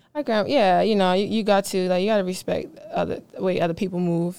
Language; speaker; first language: English; native; English